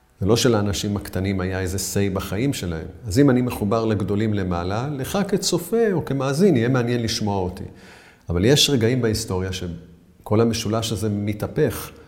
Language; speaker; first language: Hebrew; native; Hebrew